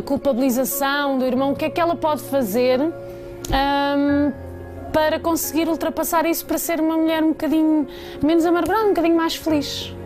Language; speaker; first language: Portuguese; native; Portuguese